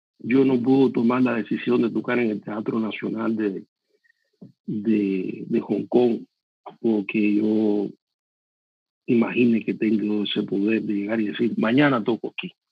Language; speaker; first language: Spanish; native; Spanish